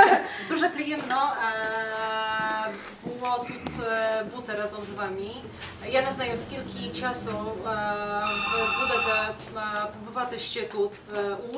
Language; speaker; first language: Ukrainian; non-native, fluent; Polish